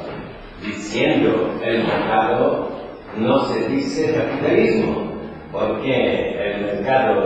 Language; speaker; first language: Spanish; non-native, fluent; Polish